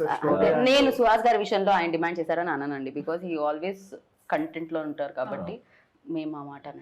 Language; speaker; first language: Telugu; native; Telugu